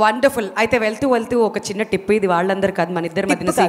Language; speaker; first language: Telugu; native; Telugu